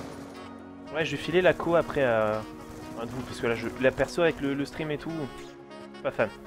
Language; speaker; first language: French; native; French